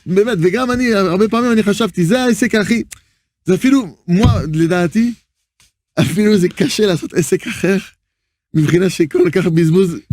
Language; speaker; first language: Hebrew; non-native, fluent; French